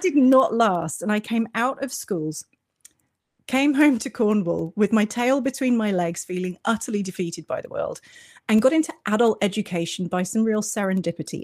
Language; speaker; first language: English; native; English